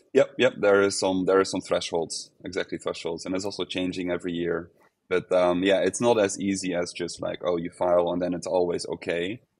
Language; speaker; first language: English; non-native, fluent; Dutch